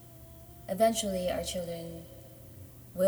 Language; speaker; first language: English; non-native, local second language; Hiligaynon